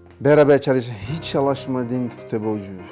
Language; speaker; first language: Turkish; non-native, learner; Portuguese